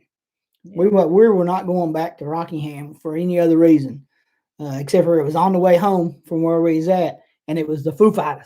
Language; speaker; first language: English; native; English